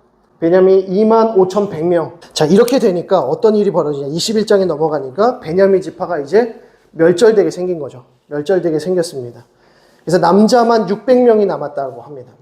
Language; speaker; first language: Korean; native; Korean